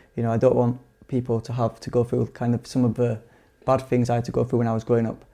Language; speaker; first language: English; native; English